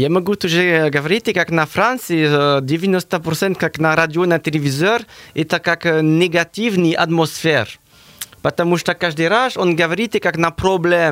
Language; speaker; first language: Russian; non-native, learner; French